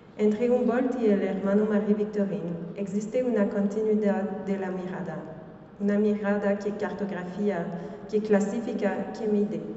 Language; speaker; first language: Spanish; non-native, learner; French